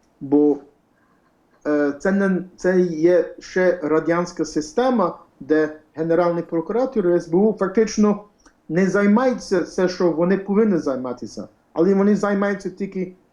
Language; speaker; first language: Ukrainian; early bilingual, heritage; English